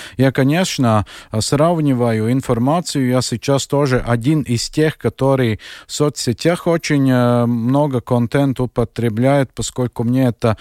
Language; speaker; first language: Russian; non-native, local second language; Latvian